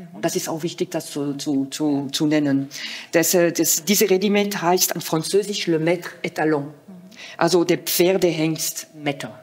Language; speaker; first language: German; non-native, fluent; French